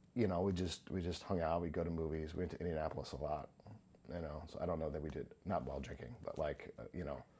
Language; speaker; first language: English; native; English